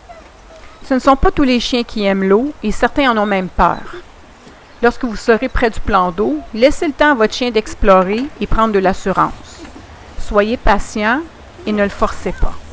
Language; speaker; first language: French; native; French